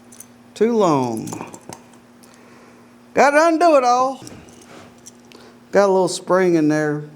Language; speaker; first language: English; native; English